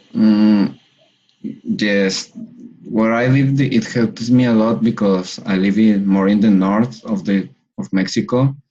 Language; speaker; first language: English; non-native, learner; Spanish